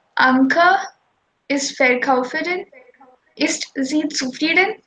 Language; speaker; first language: German; non-native, fluent; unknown